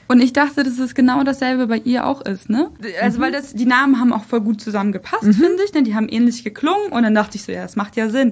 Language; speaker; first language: German; early bilingual, other home language; Russian